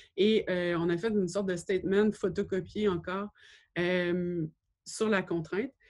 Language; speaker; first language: French; native; French